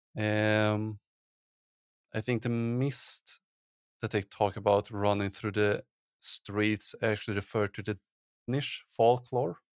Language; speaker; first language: English; non-native, fluent; Swedish